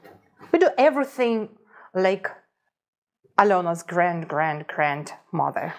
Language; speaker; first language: English; non-native, fluent; Russian